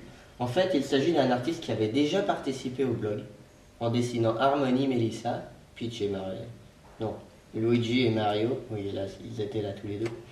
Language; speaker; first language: French; native; French